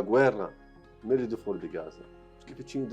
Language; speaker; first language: Italian; non-native, learner; Arabic